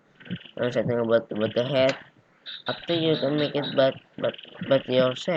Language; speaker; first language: English; non-native, learner; Indonesian